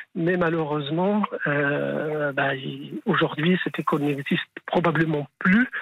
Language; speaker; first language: French; non-native, local second language; Arabic